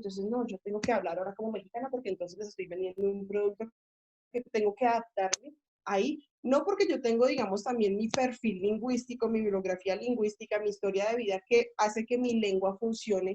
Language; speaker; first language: Spanish; native; Spanish